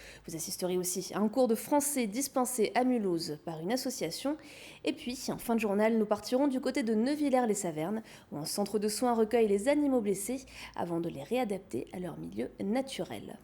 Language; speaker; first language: French; native; French